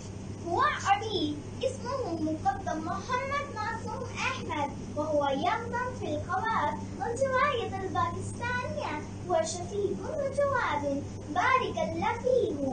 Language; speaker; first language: Arabic; non-native, learner; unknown